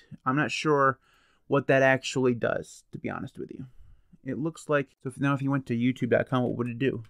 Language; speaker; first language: English; native; English